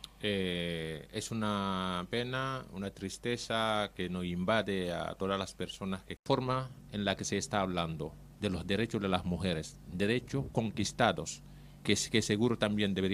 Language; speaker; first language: Spanish; native; Spanish